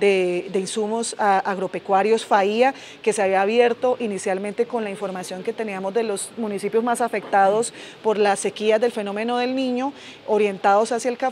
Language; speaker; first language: Spanish; native; Spanish